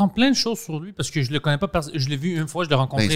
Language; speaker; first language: French; non-native, local second language; English